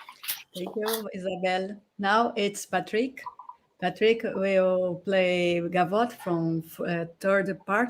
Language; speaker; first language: English; non-native, fluent; Portuguese